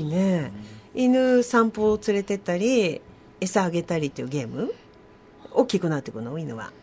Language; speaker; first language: Japanese; native; Japanese